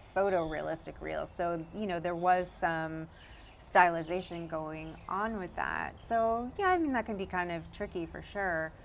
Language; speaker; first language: English; native; English